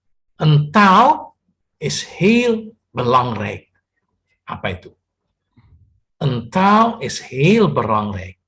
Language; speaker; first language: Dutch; non-native, fluent; Indonesian